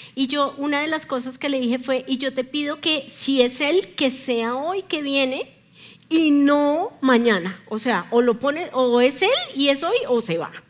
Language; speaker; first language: Spanish; native; Spanish